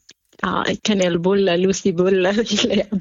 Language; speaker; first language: Swedish; non-native, fluent; Central Kurdish